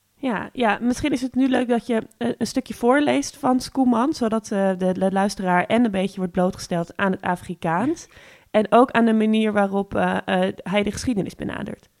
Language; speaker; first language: Dutch; native; Dutch